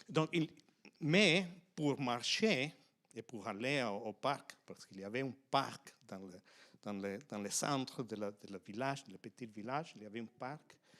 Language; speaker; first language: French; non-native, fluent; Spanish